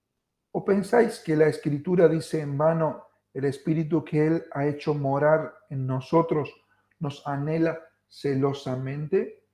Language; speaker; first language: Spanish; native; Spanish